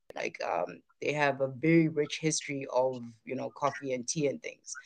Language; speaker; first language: English; non-native, local second language; Zulu